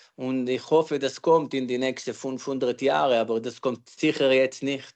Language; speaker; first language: German; non-native, learner; Hebrew